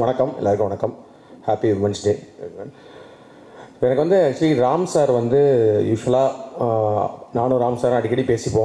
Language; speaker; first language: Tamil; native; Tamil